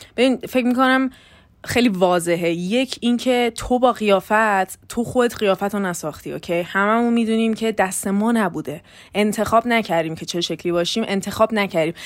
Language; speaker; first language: Persian; early bilingual, heritage; Persian